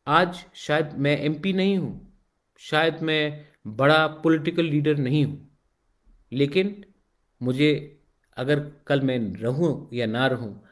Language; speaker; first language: Hindi; non-native, local second language; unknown